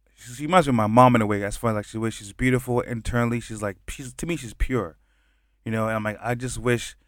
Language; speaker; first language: English; early bilingual, other home language; Haitian Creole